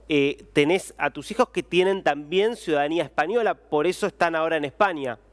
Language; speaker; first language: Spanish; native; Spanish